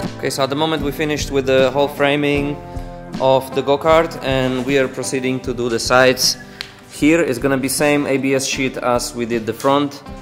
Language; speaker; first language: English; non-native, fluent; Polish